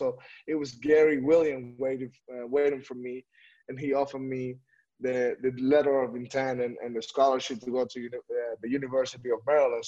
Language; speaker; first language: English; non-native, fluent; Spanish